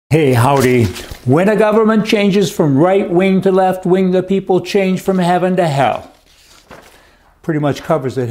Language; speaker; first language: English; native; English